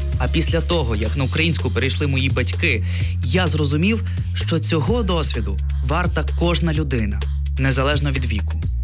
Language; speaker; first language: Ukrainian; non-native, local second language; Russian